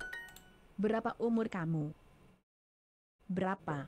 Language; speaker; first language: Indonesian; non-native, learner; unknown